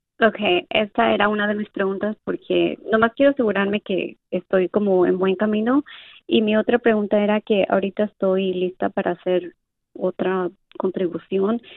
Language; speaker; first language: Spanish; early bilingual, other home language; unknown